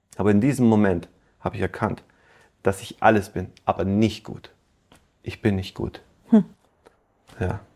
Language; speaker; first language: German; native; German